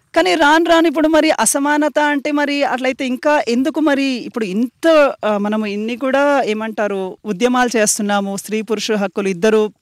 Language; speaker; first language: Telugu; native; Telugu